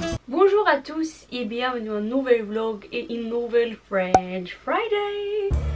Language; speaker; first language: French; non-native, learner; English